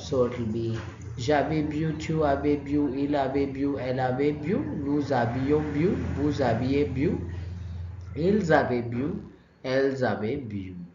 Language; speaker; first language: French; non-native, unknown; Tamil